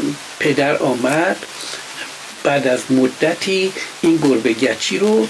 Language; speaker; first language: Persian; native; Persian